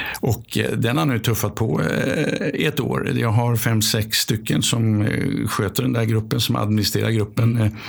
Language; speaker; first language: Swedish; native; Swedish